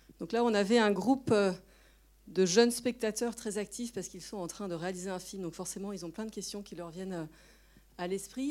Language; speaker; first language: French; native; French